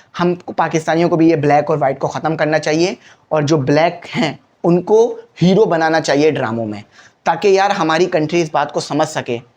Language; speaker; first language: Urdu; native; Urdu